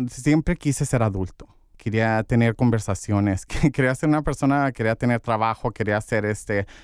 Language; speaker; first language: Spanish; early bilingual, heritage; Spanish